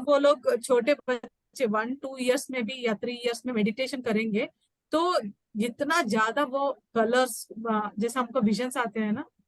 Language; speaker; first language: Hindi; native; Hindi